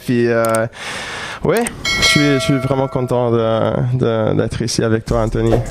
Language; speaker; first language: French; non-native, local second language; English